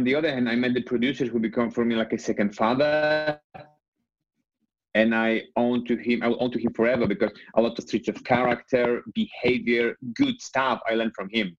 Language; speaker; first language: English; non-native, fluent; Polish